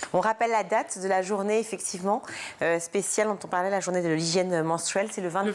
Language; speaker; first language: French; native; French